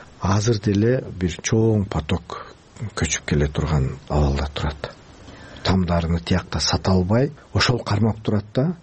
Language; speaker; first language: Kyrgyz; early bilingual, heritage; Kyrgyz